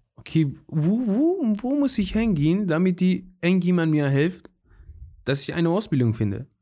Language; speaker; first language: German; non-native, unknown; Persian